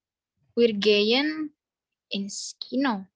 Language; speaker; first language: German; non-native, learner; Indonesian